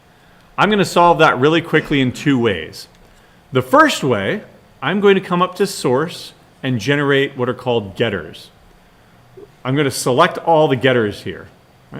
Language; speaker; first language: English; native; English